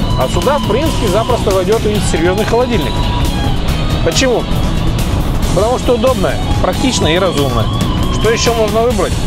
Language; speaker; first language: Russian; native; Russian